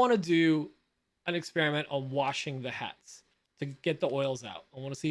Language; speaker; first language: English; native; English